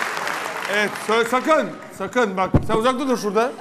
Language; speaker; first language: Turkish; native; Turkish